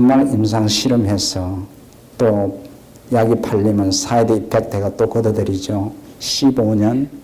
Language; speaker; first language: Korean; native; Korean